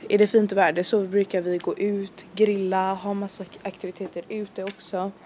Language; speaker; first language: Swedish; early bilingual, other home language; Arabic